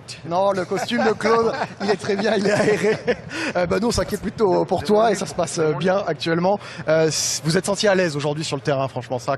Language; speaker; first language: French; native; French